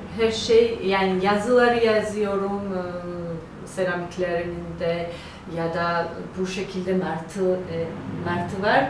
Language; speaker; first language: Turkish; non-native, learner; Georgian